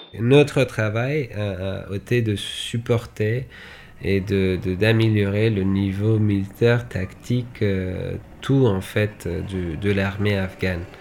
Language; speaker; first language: French; non-native, fluent; Persian